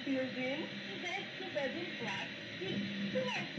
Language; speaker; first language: English; non-native, local second language; Yoruba